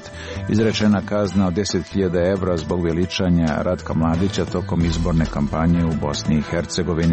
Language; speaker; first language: Serbian; native; Serbian